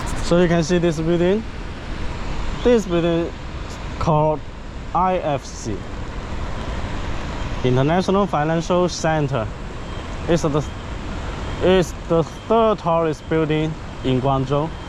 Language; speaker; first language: English; non-native, fluent; Chinese